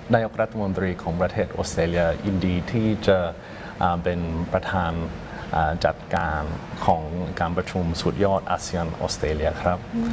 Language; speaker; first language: Thai; non-native, fluent; English